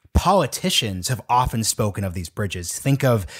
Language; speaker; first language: English; native; English